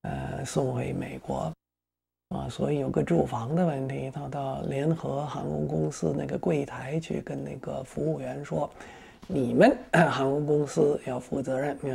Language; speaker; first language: Chinese; non-native, fluent; English